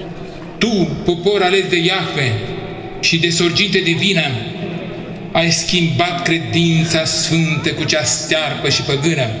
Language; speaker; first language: Romanian; native; Romanian